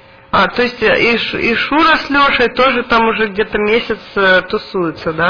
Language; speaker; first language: Russian; native; Russian